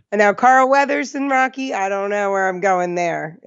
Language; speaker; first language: English; native; English